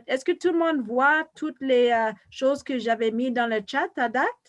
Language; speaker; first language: French; non-native, fluent; English